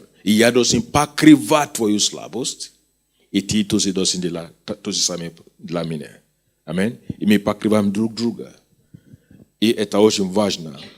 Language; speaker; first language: Russian; non-native, fluent; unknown